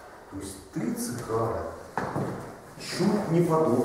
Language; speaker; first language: Russian; native; Russian